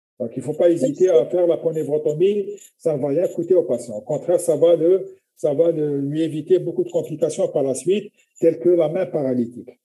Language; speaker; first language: French; non-native, local second language; Arabic